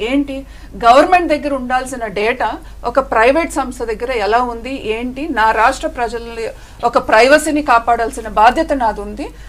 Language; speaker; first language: Telugu; native; Telugu